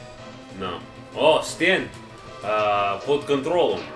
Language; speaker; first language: Russian; non-native, learner; English